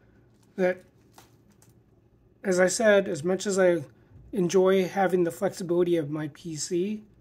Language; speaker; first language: English; native; English